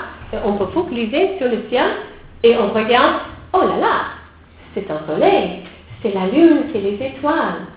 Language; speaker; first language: French; non-native, fluent; English